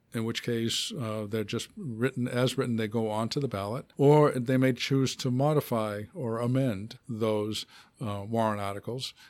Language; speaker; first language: English; native; English